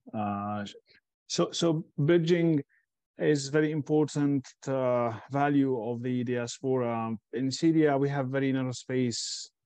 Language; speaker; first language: English; non-native, fluent; Arabic